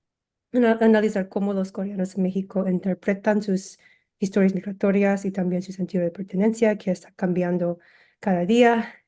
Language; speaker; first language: Spanish; early bilingual, heritage; English